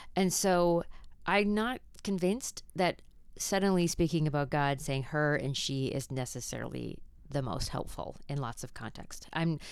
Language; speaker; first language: English; native; English